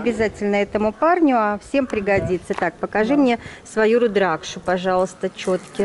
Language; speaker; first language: Russian; native; Russian